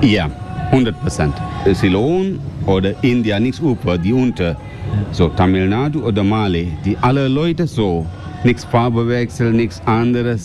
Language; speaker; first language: German; non-native, learner; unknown